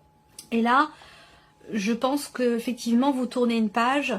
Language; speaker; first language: French; native; French